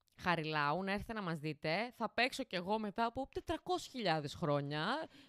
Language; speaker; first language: Greek; native; Greek